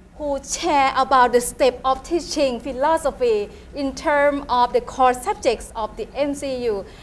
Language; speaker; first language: English; non-native, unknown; Thai